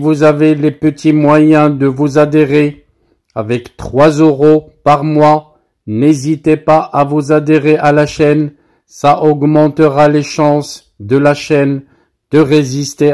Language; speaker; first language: French; non-native, local second language; Arabic